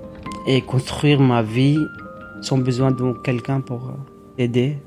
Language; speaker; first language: French; non-native, learner; Arabic